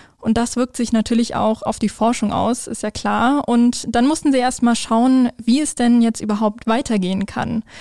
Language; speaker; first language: German; native; German